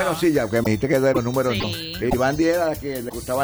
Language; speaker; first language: Spanish; native; Spanish